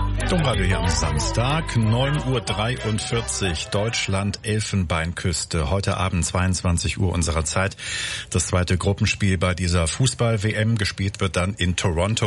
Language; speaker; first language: German; native; German